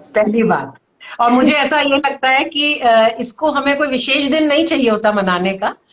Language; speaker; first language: Hindi; native; Hindi